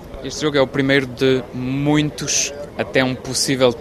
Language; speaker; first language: Portuguese; native; Portuguese